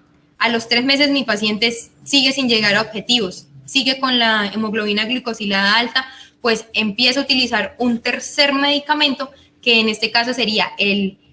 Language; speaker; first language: Spanish; native; Spanish